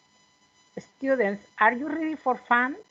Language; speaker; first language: English; non-native, learner; Spanish